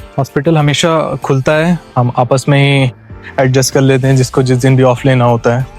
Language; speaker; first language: Hindi; native; Hindi